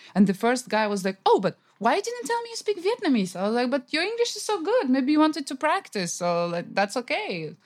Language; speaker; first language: English; non-native, fluent; Russian